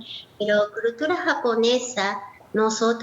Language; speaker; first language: Spanish; non-native, learner; Japanese